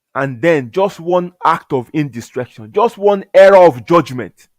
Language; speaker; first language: English; non-native, local second language; Yoruba